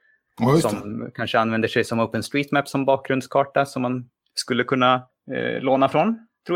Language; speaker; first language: Swedish; native; Swedish